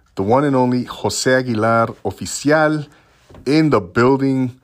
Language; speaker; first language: English; early bilingual, other home language; Spanish